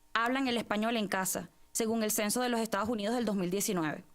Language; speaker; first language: English; non-native, fluent; Spanish